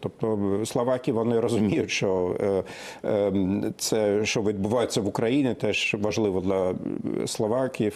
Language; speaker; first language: Ukrainian; non-native, fluent; German